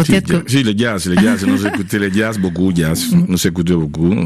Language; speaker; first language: French; non-native, fluent; Spanish